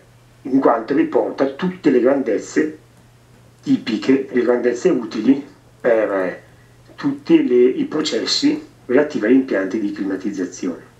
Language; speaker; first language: Italian; native; Italian